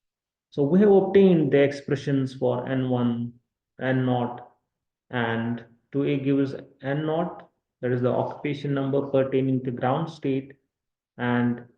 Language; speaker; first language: English; non-native, local second language; Kashmiri